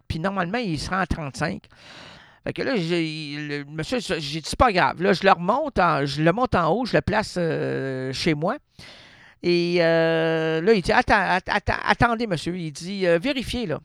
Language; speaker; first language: French; native; French